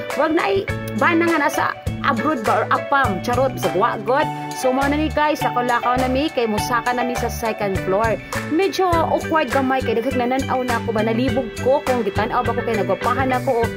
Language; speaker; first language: Cebuano; non-native, local second language; Hiligaynon